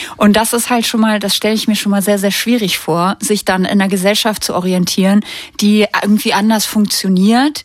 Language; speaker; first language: German; native; German